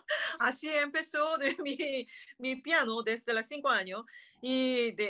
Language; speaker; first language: Spanish; non-native, learner; Korean